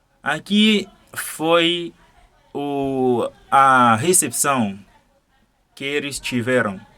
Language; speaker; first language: Portuguese; non-native, fluent; Haitian Creole